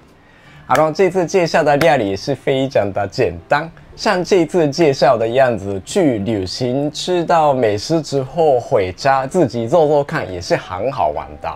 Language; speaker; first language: Chinese; non-native, fluent; Japanese